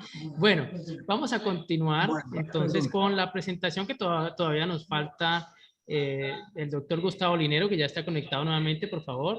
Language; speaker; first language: Spanish; native; Spanish